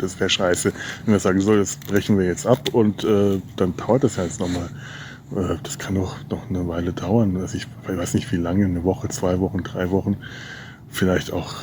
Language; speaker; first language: German; native; German